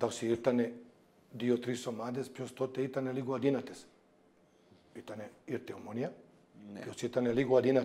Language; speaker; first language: Greek; non-native, fluent; Serbian